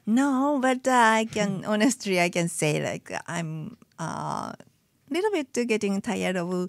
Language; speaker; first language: English; non-native, fluent; Japanese